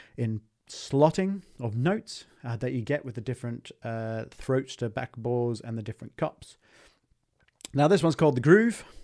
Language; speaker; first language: English; native; English